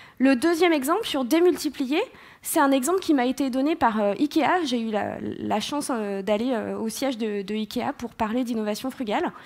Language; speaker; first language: French; native; French